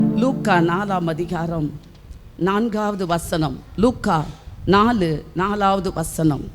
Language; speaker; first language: Tamil; native; Tamil